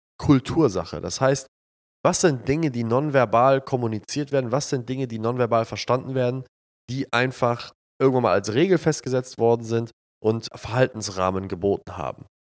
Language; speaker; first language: German; early bilingual, other home language; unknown